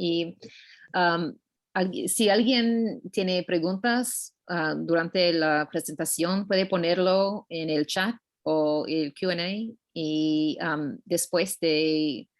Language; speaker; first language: Spanish; non-native, learner; English